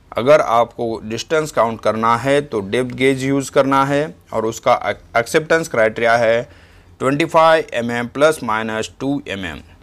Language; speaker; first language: Hindi; non-native, local second language; Marathi